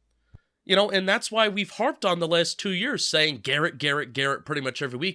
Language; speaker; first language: English; native; English